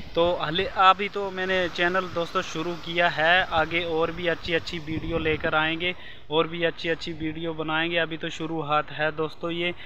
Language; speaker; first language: Hindi; native; Hindi